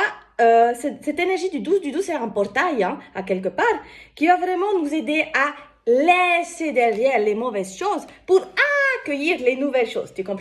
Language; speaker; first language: French; native; French